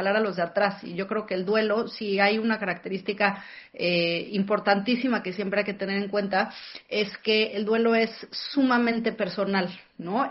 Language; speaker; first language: Spanish; native; Spanish